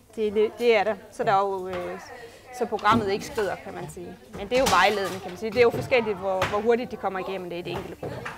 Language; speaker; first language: Danish; native; Danish